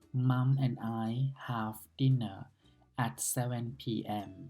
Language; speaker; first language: English; non-native, fluent; Thai